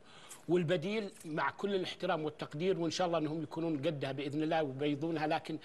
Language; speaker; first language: Arabic; native; Arabic